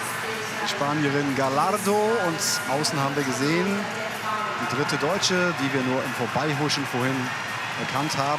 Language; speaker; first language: German; native; German